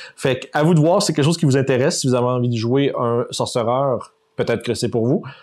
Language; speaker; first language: French; native; French